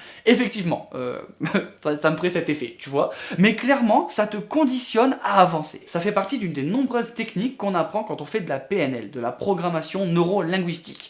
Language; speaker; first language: French; native; French